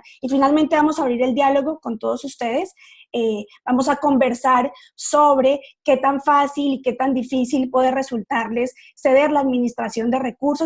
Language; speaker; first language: Spanish; native; Spanish